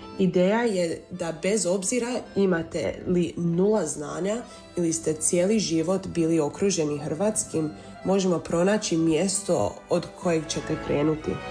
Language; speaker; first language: Serbian; early bilingual, heritage; Croatian